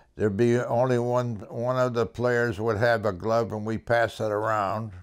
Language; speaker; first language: English; native; English